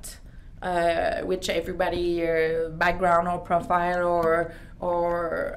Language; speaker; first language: English; non-native, learner; French